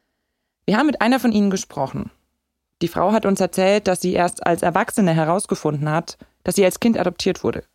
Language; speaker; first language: German; native; German